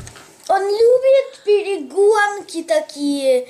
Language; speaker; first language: Russian; early bilingual, heritage; English